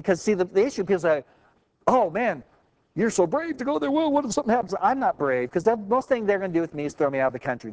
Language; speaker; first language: English; native; English